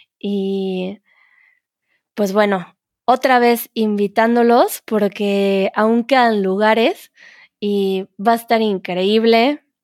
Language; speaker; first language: Spanish; native; Spanish